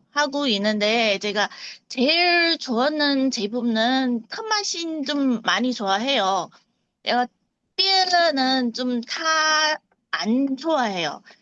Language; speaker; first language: Korean; non-native, learner; Chinese